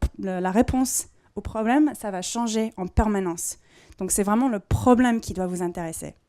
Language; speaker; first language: French; non-native, fluent; English